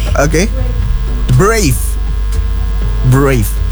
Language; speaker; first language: English; non-native, fluent; Indonesian